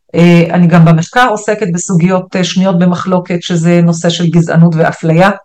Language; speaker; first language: Hebrew; non-native, local second language; Arabic